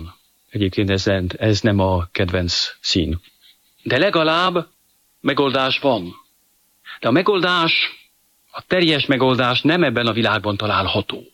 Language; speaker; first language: Hungarian; non-native, fluent; French